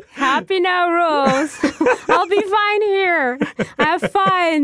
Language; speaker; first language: English; non-native, fluent; Persian